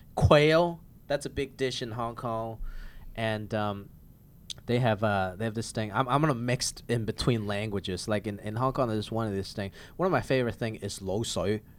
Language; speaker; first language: English; non-native, local second language; Cantonese